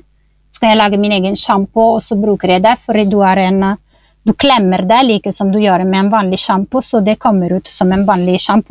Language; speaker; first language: Norwegian; non-native, fluent; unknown